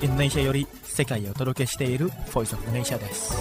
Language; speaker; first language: Japanese; non-native, fluent; Indonesian